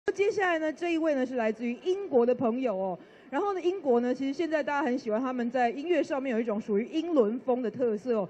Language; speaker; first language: Chinese; native; Chinese